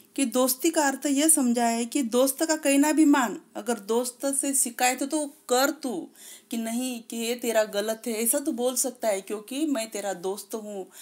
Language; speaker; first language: Hindi; non-native, local second language; Marathi